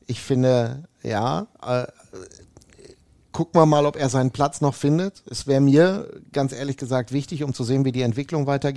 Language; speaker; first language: German; native; German